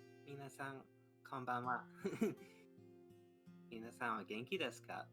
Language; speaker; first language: Japanese; non-native, fluent; English